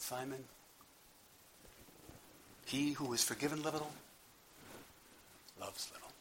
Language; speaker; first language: English; native; English